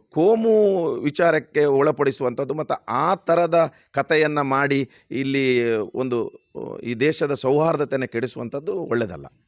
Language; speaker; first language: Kannada; non-native, local second language; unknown